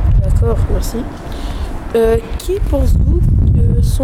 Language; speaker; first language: French; native; French